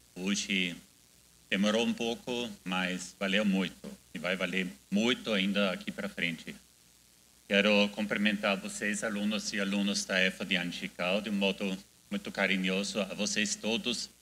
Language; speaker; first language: Portuguese; non-native, fluent; German